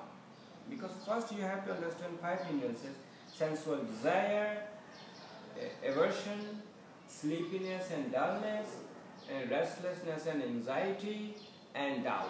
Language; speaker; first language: English; non-native, fluent; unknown